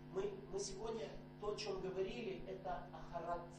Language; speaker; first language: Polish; non-native, learner; Russian